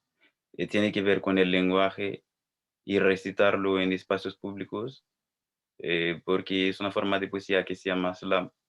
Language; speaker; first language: Spanish; non-native, fluent; Haitian Creole